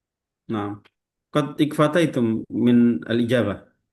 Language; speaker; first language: Arabic; non-native, fluent; Indonesian